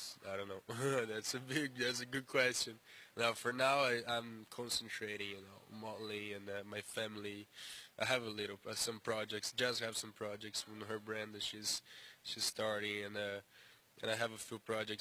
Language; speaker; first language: English; non-native, fluent; Portuguese